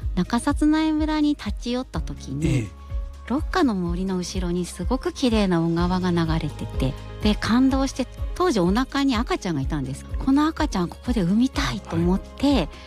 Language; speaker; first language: Japanese; native; Japanese